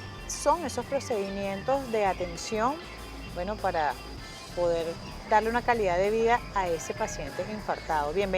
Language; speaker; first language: Spanish; native; Spanish